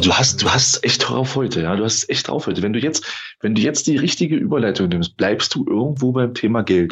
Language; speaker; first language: German; native; German